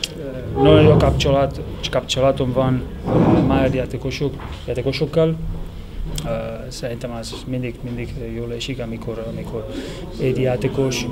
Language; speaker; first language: Hungarian; non-native, learner; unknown